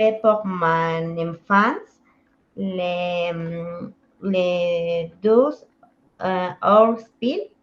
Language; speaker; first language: French; non-native, learner; Spanish